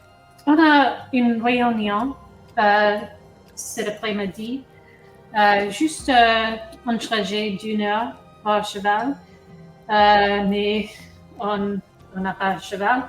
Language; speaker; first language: French; non-native, fluent; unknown